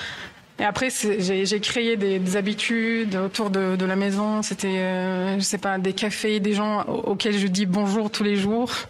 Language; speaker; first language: French; non-native, local second language; Arabic